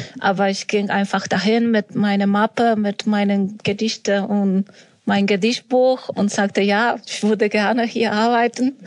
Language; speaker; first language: German; non-native, fluent; Spanish